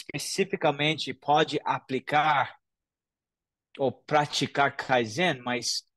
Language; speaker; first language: Portuguese; non-native, fluent; English